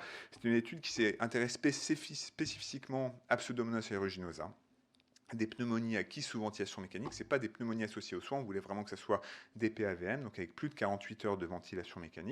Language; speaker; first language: French; native; French